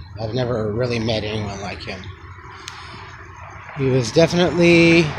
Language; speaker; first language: English; native; English